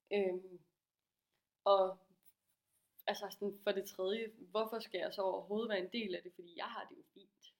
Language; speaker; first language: Danish; native; Danish